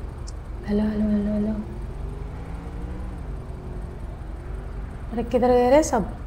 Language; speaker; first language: Hindi; native; Hindi